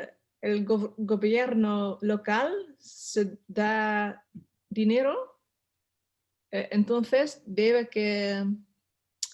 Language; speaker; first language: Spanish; non-native, learner; Dutch